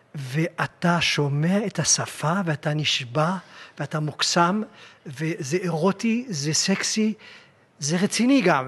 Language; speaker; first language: Hebrew; non-native, fluent; French